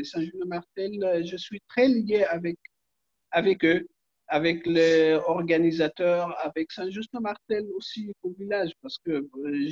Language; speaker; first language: French; non-native, learner; Arabic